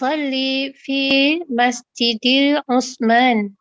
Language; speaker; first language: Arabic; non-native, learner; Malay